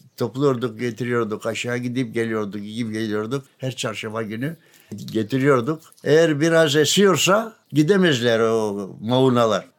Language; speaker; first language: Turkish; non-native, local second language; Greek